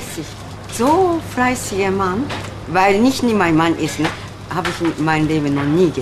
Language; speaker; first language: German; non-native, learner; Japanese